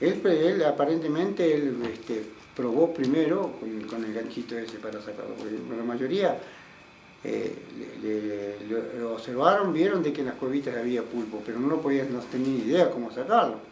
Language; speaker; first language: Spanish; native; Spanish